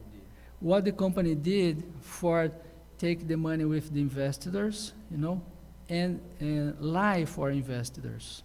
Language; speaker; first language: English; non-native, learner; Portuguese